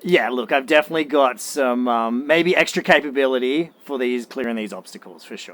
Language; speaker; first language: English; native; English